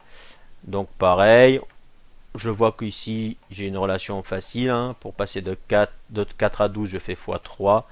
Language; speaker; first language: French; native; French